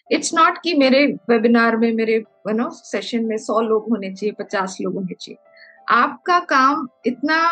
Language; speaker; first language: Hindi; non-native, local second language; Malayalam